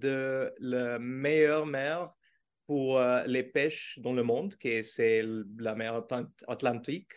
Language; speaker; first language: French; non-native, learner; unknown